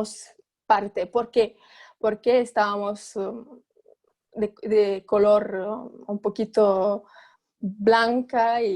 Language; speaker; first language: Spanish; non-native, fluent; Arabic